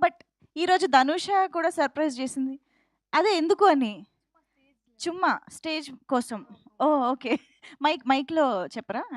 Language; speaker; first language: Telugu; native; Telugu